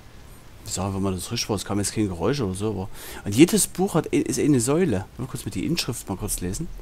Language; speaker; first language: German; native; German